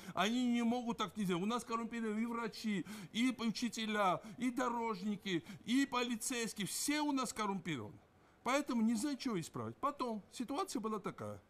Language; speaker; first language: Russian; non-native, local second language; Georgian